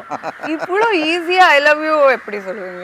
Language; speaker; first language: Tamil; non-native, fluent; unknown